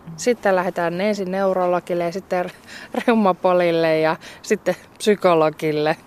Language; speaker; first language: Finnish; native; Finnish